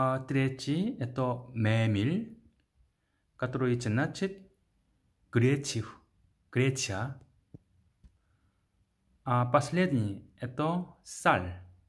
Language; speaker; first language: Russian; non-native, learner; Korean